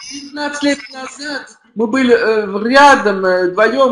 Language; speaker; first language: Russian; non-native, learner; French